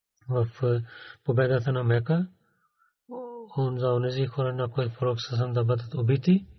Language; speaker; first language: Bulgarian; non-native, learner; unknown